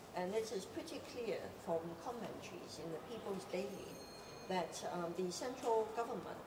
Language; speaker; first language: English; non-native, local second language; Cantonese